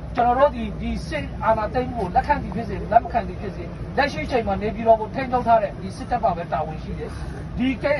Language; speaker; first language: Burmese; non-native, local second language; Rohingya